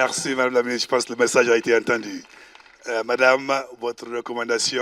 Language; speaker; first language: French; non-native, local second language; Wolof